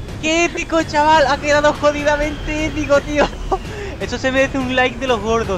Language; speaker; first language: Spanish; native; Spanish